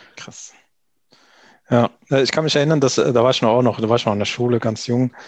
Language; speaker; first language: German; early bilingual, other home language; Arabic